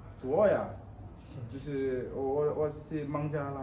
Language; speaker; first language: Chinese; non-native, learner; Bangla